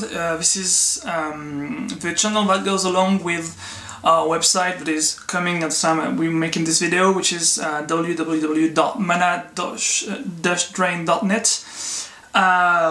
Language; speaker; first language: English; non-native, fluent; French